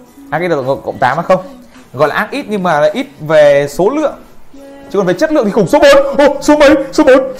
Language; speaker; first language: Vietnamese; native; Vietnamese